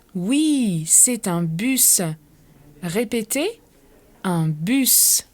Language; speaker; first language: French; non-native, fluent; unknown